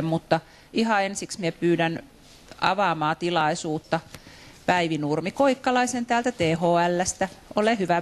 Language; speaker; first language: Finnish; native; Finnish